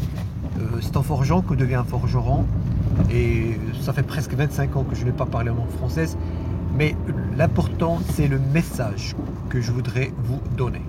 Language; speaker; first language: French; non-native, fluent; Arabic